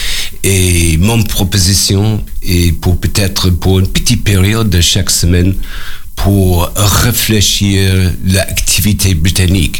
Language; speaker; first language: French; non-native, learner; English